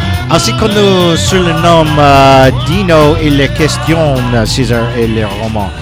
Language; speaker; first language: French; non-native, learner; English